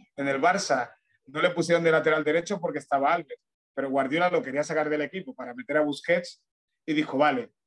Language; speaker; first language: Spanish; native; Spanish